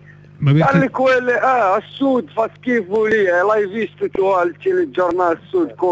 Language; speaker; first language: Italian; non-native, learner; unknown